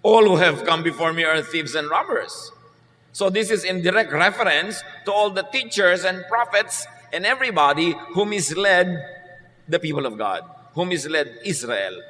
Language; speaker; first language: English; non-native, local second language; Filipino